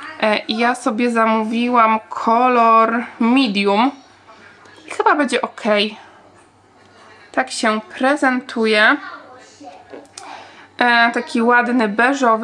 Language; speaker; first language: Polish; native; Polish